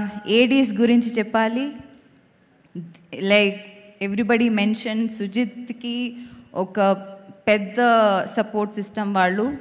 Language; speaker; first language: Telugu; non-native, learner; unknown